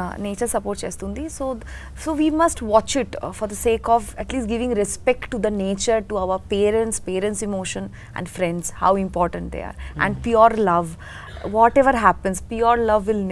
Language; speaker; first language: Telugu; non-native, learner; Bangla